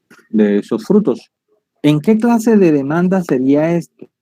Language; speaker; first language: Spanish; native; Spanish